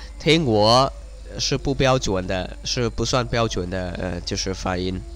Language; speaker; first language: Chinese; non-native, fluent; Khmer